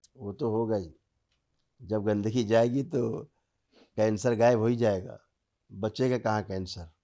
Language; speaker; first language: Hindi; native; Hindi